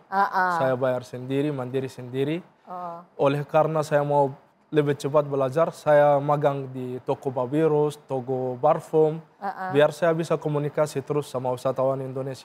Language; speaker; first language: Indonesian; non-native, fluent; Arabic